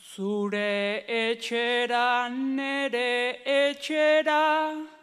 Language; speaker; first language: Spanish; non-native, local second language; Basque